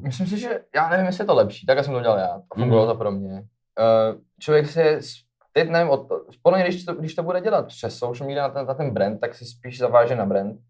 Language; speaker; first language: Czech; native; Czech